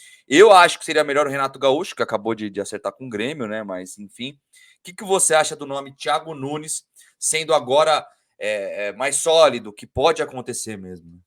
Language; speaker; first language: Portuguese; native; Portuguese